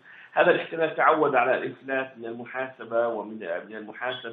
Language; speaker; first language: Arabic; native; Arabic